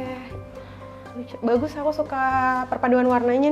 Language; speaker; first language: Indonesian; native; Indonesian